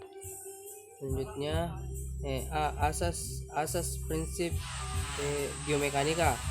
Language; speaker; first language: Indonesian; native; Indonesian